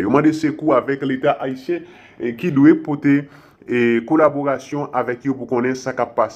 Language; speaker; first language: Haitian Creole; native; Haitian Creole